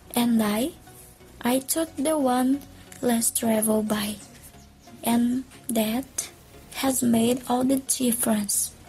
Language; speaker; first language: English; non-native, learner; Portuguese